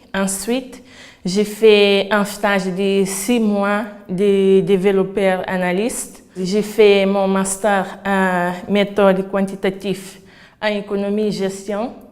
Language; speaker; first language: French; non-native, fluent; Kabuverdianu